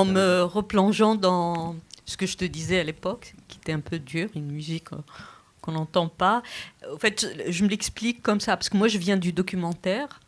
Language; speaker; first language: French; non-native, local second language; Arabic